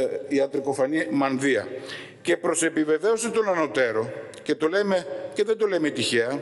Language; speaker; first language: Greek; native; Greek